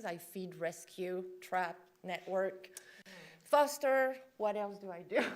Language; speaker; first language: English; non-native, fluent; French